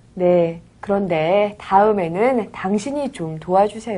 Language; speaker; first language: Korean; native; Korean